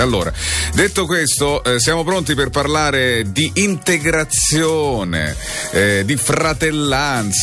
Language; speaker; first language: Italian; native; Italian